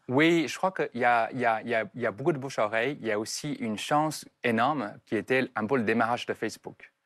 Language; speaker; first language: French; non-native, fluent; Chinese